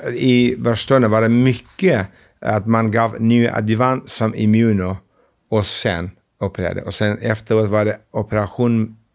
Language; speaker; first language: Swedish; non-native, fluent; Arabic